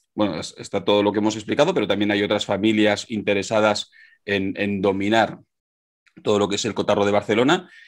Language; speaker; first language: Spanish; native; Spanish